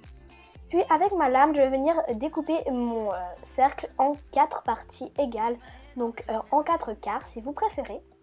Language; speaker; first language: French; native; French